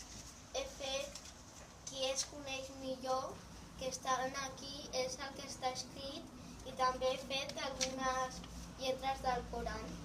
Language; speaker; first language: Catalan; non-native, local second language; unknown